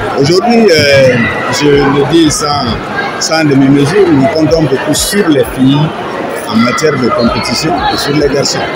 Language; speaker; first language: French; non-native, local second language; Bambara